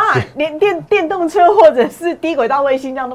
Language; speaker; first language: Chinese; native; Chinese